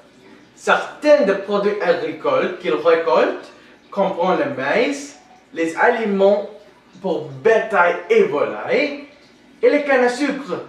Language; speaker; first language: French; non-native, learner; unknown